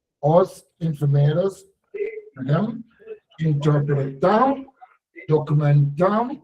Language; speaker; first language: Portuguese; non-native, learner; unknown